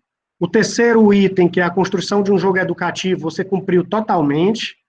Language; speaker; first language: Portuguese; native; Portuguese